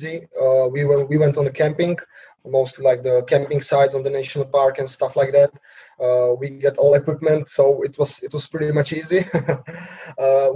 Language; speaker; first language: English; non-native, learner; Slovak